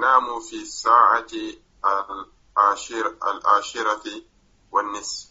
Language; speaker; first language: Arabic; non-native, learner; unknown